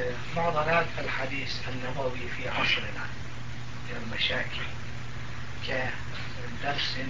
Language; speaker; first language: Arabic; non-native, fluent; Turkish